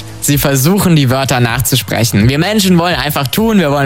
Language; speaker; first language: German; native; German